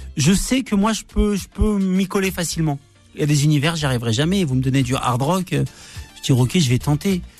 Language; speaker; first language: French; native; French